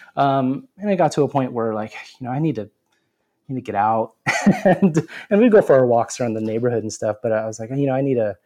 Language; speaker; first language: English; native; English